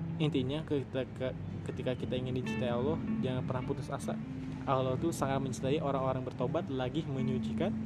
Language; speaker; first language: Indonesian; native; Indonesian